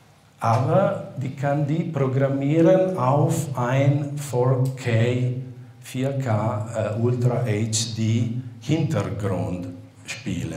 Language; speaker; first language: German; non-native, fluent; Italian